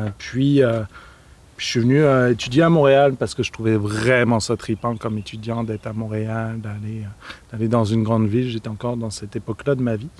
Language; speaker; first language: French; native; French